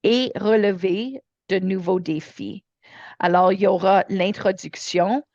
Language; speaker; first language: French; non-native, learner; English